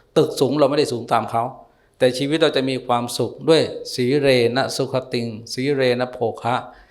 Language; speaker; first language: Thai; native; Thai